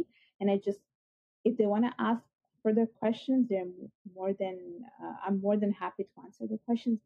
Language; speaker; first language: English; non-native, fluent; Italian